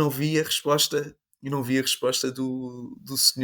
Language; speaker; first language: Portuguese; native; Portuguese